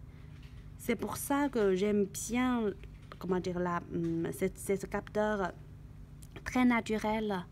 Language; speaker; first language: French; non-native, learner; Chinese